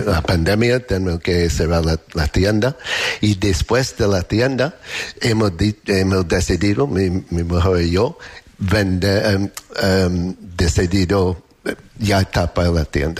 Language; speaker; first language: Spanish; non-native, learner; English